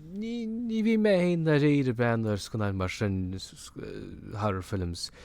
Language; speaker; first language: Irish; native; Irish